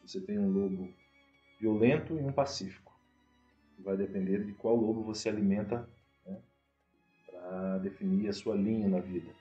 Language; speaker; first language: Portuguese; native; Portuguese